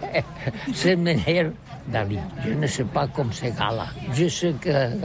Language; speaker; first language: French; non-native, learner; Catalan